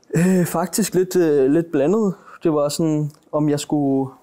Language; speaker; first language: Danish; native; Danish